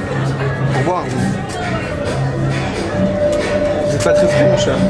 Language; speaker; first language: French; native; French